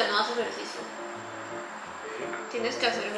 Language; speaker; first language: Spanish; native; Spanish